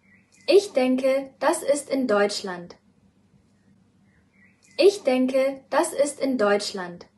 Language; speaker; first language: German; non-native, learner; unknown